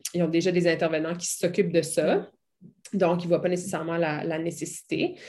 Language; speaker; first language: French; native; French